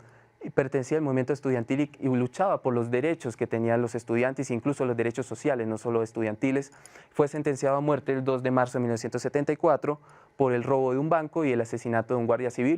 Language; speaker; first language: Spanish; native; Spanish